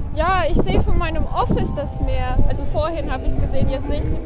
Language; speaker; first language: German; non-native, fluent; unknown